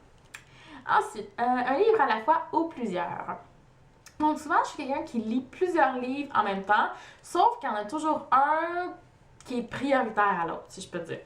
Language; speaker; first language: French; native; French